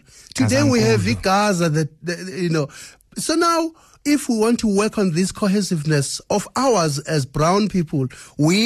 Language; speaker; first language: English; non-native, local second language; Zulu